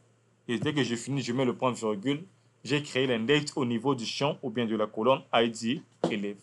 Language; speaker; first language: French; non-native, local second language; Lingala